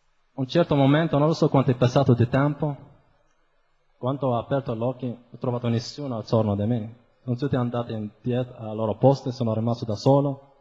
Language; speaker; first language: Italian; non-native, fluent; Arabic